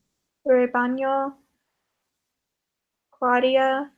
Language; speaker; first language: Spanish; non-native, learner; English